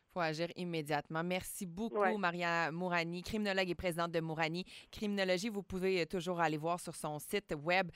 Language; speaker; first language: French; native; French